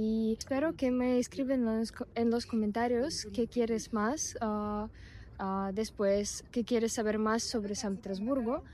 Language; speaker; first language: Spanish; non-native, fluent; Russian